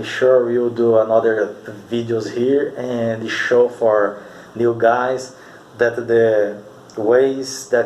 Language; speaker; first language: English; non-native, learner; Portuguese